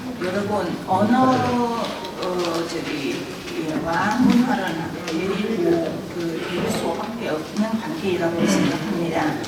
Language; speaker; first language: Korean; non-native, fluent; Vietnamese